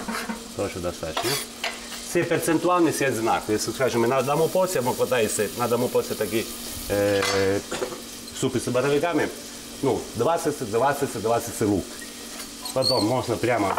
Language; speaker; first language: Russian; non-native, learner; Italian